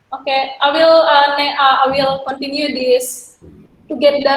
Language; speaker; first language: English; non-native, learner; Indonesian